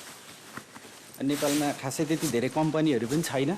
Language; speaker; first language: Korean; non-native, fluent; Nepali